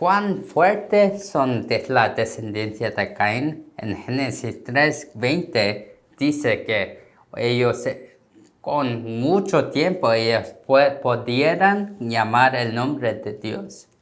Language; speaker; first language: Spanish; non-native, learner; Korean